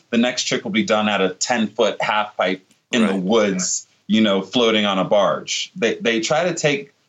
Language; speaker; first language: English; native; English